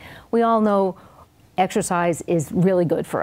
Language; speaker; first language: English; native; English